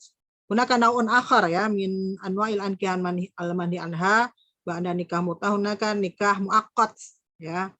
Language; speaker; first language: Arabic; non-native, fluent; Indonesian